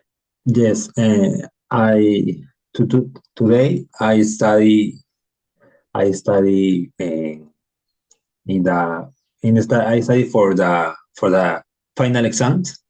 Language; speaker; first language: English; non-native, learner; Spanish